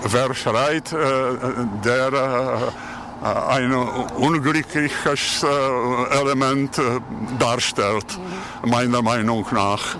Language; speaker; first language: German; non-native, fluent; Czech